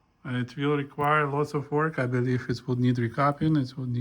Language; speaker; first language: English; non-native, fluent; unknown